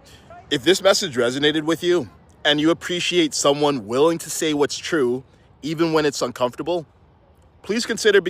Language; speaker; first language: English; early bilingual, other home language; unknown